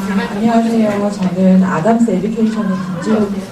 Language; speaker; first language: Korean; native; Korean